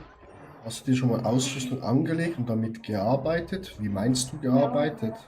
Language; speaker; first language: German; native; German